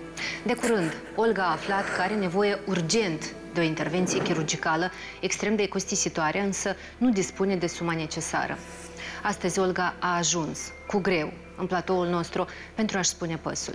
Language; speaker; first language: Romanian; native; Romanian